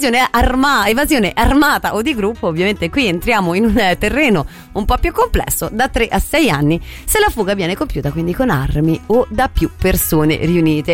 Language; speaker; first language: Italian; native; Italian